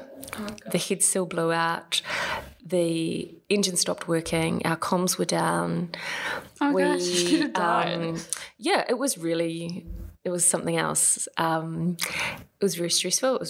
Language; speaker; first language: English; native; English